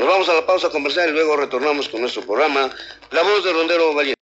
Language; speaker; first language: Spanish; native; Spanish